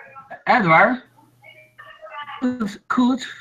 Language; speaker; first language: English; non-native, learner; Spanish